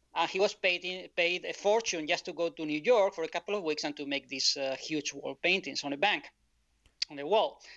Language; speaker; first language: English; non-native, fluent; Spanish